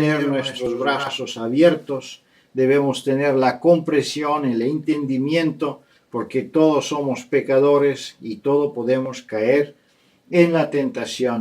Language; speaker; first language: Spanish; non-native, fluent; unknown